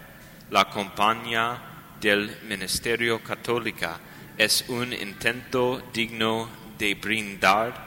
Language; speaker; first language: Spanish; non-native, learner; English